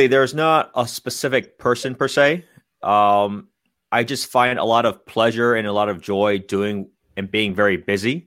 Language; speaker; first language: English; native; English